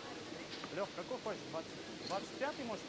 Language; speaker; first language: Russian; native; Russian